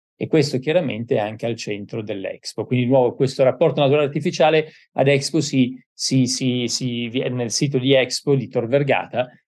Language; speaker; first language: Italian; native; Italian